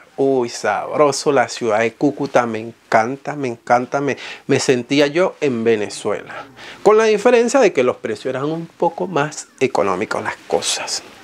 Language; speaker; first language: Spanish; native; Spanish